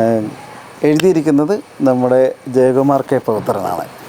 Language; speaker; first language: Malayalam; native; Malayalam